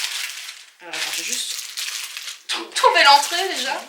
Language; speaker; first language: French; native; French